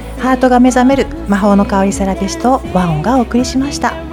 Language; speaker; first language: Japanese; native; Japanese